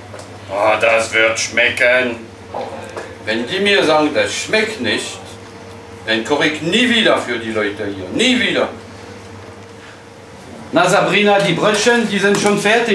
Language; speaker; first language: German; non-native, fluent; French